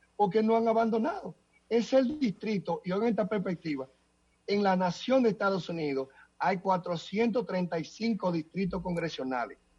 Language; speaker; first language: Spanish; native; Spanish